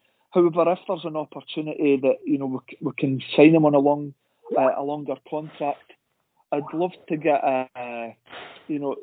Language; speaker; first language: English; native; English